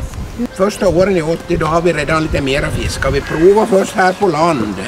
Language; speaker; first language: Swedish; native; Swedish